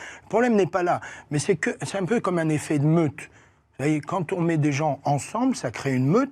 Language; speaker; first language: French; native; French